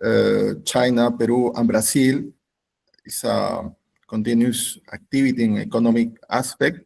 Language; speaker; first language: English; non-native, learner; Spanish